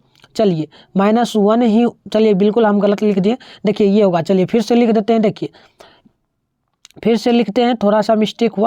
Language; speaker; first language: Hindi; native; Hindi